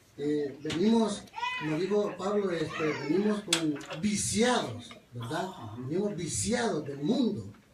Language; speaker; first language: Spanish; native; Spanish